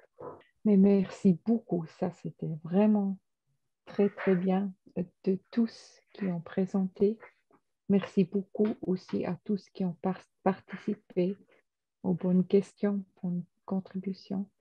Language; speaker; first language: French; non-native, fluent; German